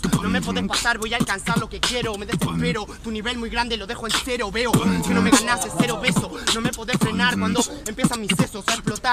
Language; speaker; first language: Spanish; native; Spanish